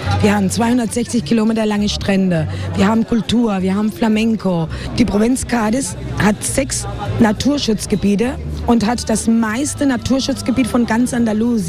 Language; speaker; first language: German; non-native, fluent; Spanish